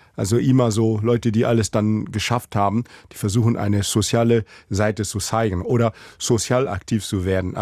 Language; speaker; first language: German; non-native, fluent; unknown